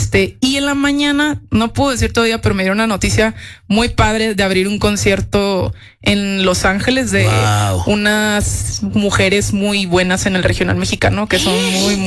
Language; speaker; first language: Spanish; native; Spanish